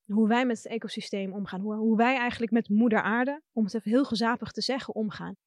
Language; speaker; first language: Dutch; early bilingual, other home language; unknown